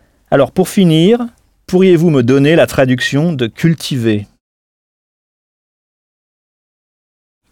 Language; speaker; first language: French; native; French